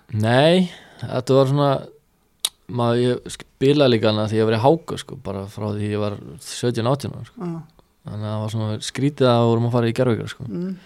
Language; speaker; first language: Icelandic; early bilingual, other home language; Serbian